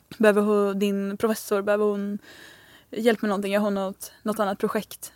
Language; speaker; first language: Swedish; native; Swedish